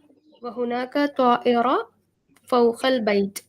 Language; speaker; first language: Arabic; non-native, learner; Hindi